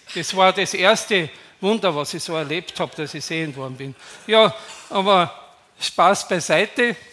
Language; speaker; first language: German; native; German